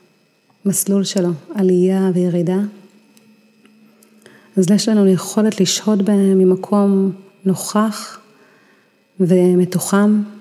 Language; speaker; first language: Hebrew; native; Hebrew